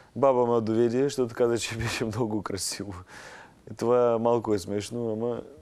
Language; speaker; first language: Bulgarian; non-native, fluent; Russian